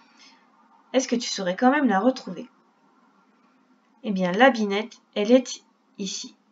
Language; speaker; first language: French; native; French